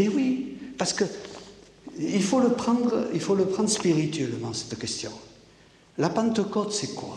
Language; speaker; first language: French; native; French